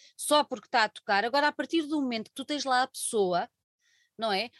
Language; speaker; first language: Portuguese; native; Portuguese